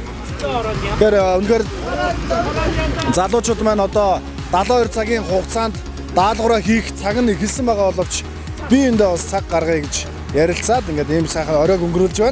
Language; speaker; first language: Mongolian; native; Mongolian